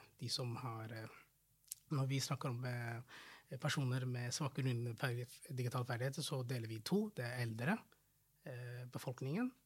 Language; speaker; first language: Norwegian; non-native, fluent; Somali